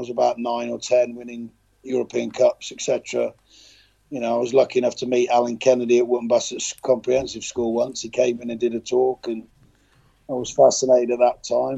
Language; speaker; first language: English; native; English